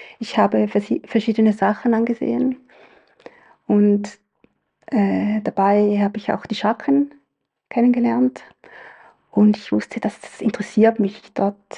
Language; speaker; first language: German; native; German